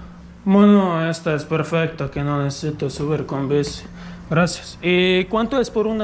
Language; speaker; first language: Spanish; non-native, learner; Croatian